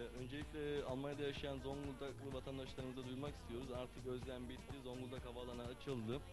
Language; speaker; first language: Turkish; early bilingual, heritage; Turkish